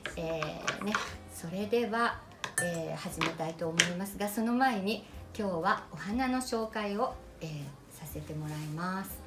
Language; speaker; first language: Japanese; native; Japanese